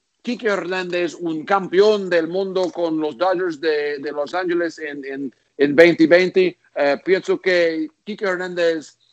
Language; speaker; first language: Spanish; non-native, learner; English